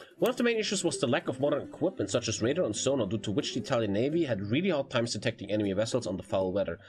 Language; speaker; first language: English; non-native, fluent; German